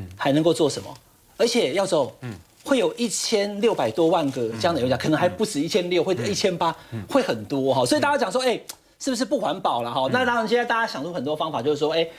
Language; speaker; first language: Chinese; native; Chinese